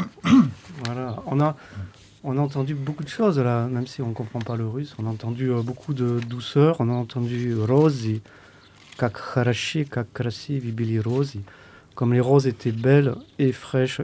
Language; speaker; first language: French; native; French